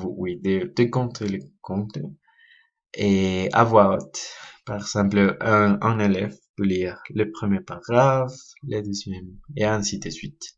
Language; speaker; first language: French; non-native, learner; Spanish